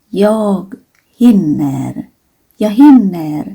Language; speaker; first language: Swedish; non-native, fluent; Thai